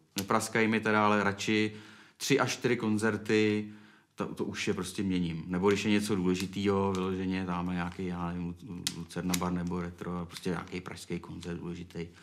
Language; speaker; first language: Czech; native; Czech